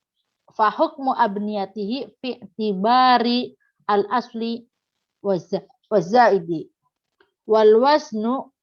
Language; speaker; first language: Arabic; non-native, fluent; Indonesian